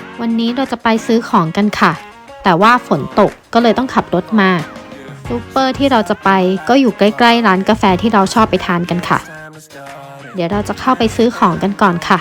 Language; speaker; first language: Thai; native; Thai